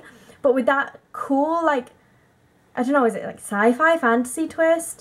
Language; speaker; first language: English; native; English